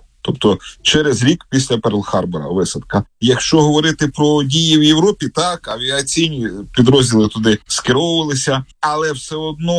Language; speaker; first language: Ukrainian; native; Ukrainian